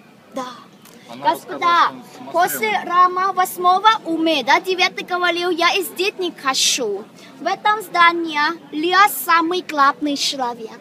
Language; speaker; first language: Russian; non-native, learner; Thai